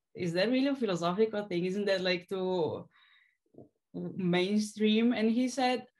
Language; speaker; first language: English; non-native, fluent; Slovenian